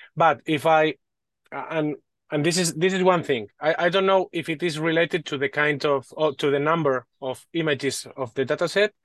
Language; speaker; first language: English; non-native, learner; Spanish